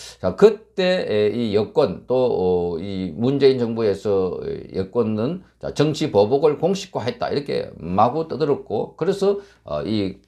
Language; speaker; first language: Korean; native; Korean